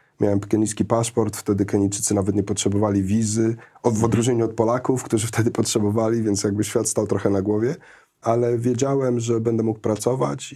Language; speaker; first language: Polish; early bilingual, heritage; Polish